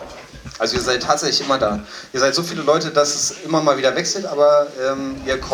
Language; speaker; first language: German; native; German